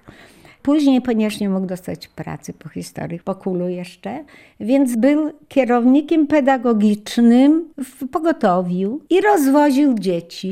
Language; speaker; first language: Polish; native; Polish